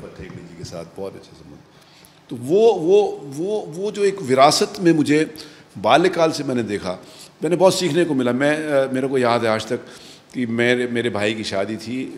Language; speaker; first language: Hindi; native; Hindi